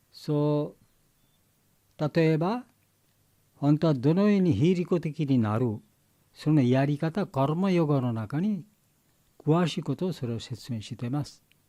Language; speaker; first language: Japanese; non-native, learner; Bangla